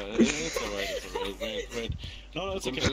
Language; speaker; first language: English; non-native, fluent; German